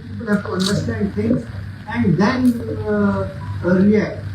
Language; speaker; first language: English; non-native, local second language; Bangla